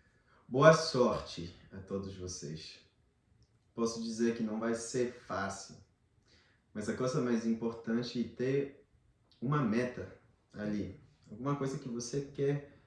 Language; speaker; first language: Portuguese; non-native, fluent; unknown